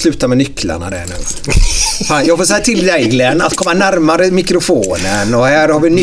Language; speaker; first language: Swedish; native; Swedish